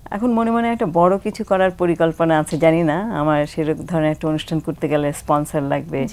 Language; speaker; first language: Bangla; native; Bangla